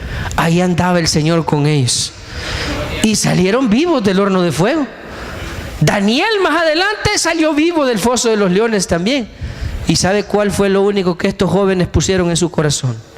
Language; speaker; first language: Spanish; native; Spanish